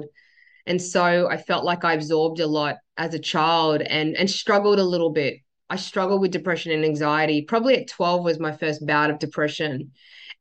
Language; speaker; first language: English; native; English